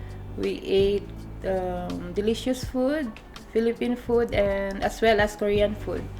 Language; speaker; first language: English; non-native, local second language; Filipino